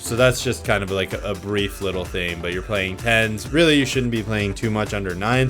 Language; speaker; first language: English; native; English